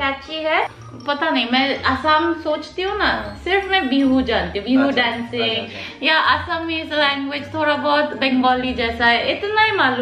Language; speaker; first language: Hindi; non-native, learner; Korean